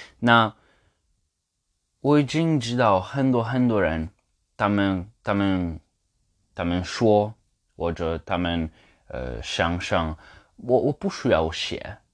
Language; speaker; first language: Chinese; non-native, learner; French